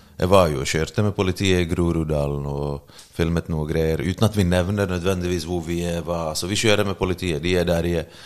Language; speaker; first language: Norwegian; early bilingual, other home language; Bosnian